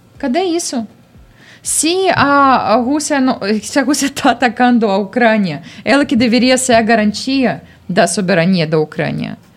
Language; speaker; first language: Portuguese; non-native, fluent; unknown